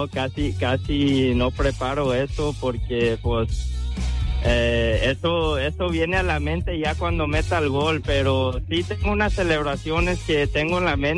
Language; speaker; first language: Spanish; early bilingual, heritage; Spanish